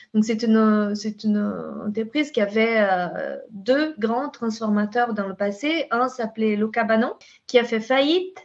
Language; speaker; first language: French; non-native, fluent; Portuguese